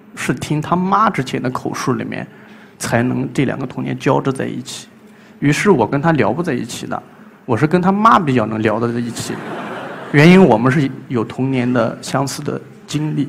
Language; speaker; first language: Chinese; native; Chinese